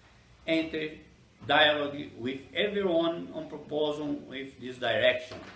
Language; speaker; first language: English; non-native, fluent; Portuguese